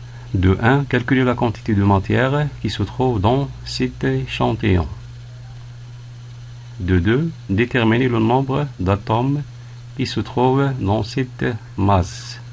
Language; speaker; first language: French; non-native, local second language; Arabic